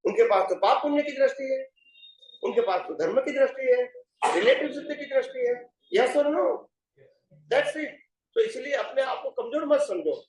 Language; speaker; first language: Hindi; non-native, local second language; Gujarati